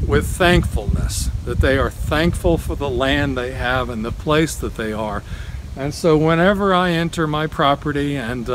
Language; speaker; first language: English; native; English